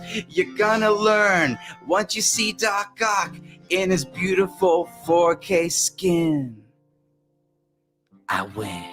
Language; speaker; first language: English; native; English